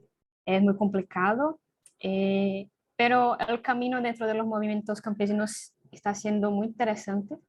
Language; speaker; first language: Spanish; non-native, fluent; Portuguese